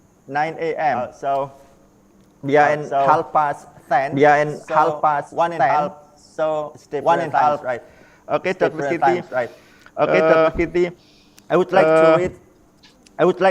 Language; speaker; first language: English; non-native, learner; Indonesian